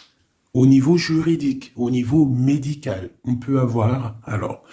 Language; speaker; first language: French; native; French